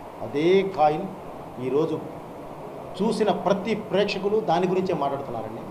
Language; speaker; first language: Telugu; native; Telugu